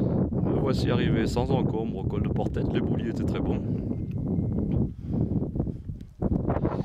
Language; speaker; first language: French; native; French